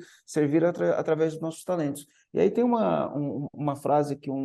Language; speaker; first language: Portuguese; native; Portuguese